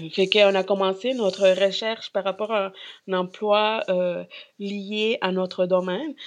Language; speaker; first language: French; non-native, fluent; Spanish